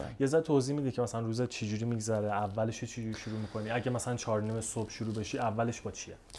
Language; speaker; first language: Persian; native; Persian